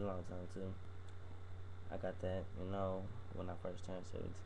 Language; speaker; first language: English; native; English